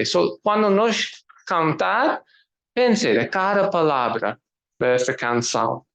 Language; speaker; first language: Portuguese; non-native, learner; English